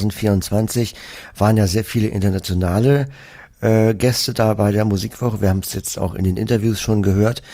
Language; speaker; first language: German; native; German